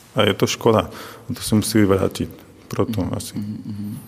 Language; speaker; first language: Czech; non-native, learner; Spanish